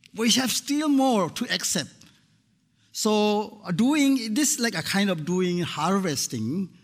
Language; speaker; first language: English; non-native, fluent; Burmese